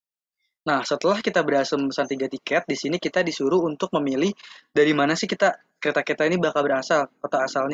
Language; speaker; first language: Indonesian; native; Indonesian